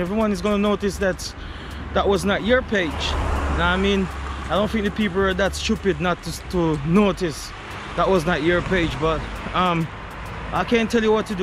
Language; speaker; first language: English; native; English